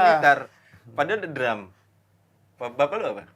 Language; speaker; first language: Indonesian; native; Indonesian